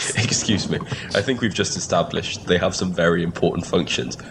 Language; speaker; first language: English; non-native, local second language; Welsh